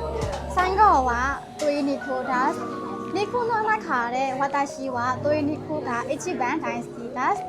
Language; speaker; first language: Japanese; non-native, learner; Burmese